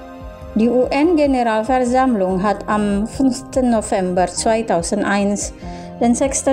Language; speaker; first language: German; non-native, fluent; Indonesian